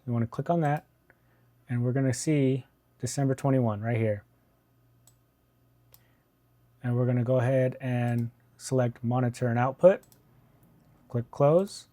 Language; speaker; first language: English; native; English